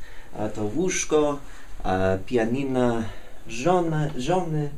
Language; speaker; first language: Polish; non-native, learner; English